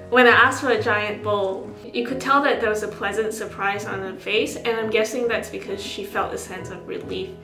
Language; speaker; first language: English; non-native, local second language; Min Nan Chinese